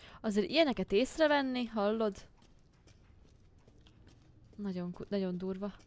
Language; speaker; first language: Hungarian; native; Hungarian